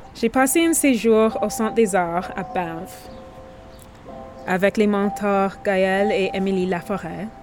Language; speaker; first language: French; non-native, local second language; English